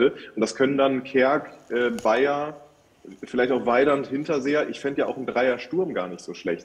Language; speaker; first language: German; native; German